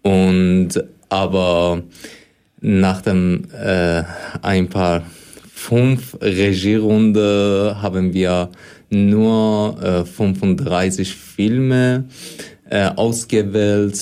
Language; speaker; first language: German; non-native, fluent; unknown